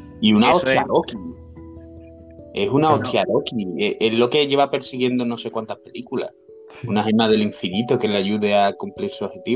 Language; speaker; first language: Spanish; native; Spanish